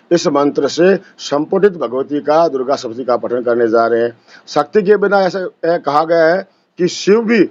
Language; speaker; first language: Hindi; native; Hindi